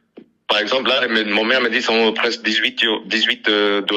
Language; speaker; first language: French; non-native, learner; English